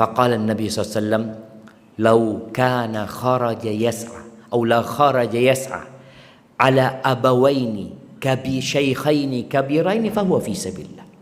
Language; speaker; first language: Arabic; non-native, fluent; Indonesian